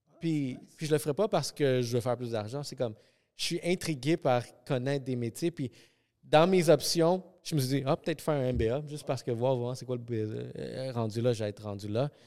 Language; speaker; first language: French; early bilingual, other home language; Spanish